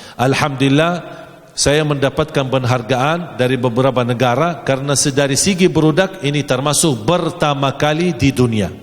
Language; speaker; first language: Malay; non-native, fluent; Arabic